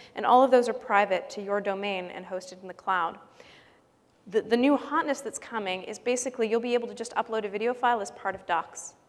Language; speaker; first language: English; native; English